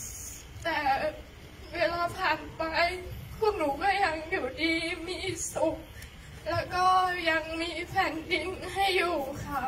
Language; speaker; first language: Thai; non-native, local second language; Hmong